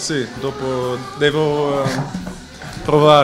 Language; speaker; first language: Italian; non-native, learner; Dutch